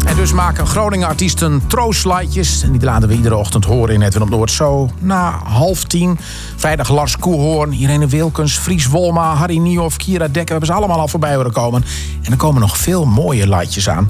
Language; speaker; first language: Dutch; native; Dutch